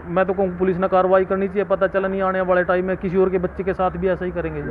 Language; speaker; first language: Hindi; native; Hindi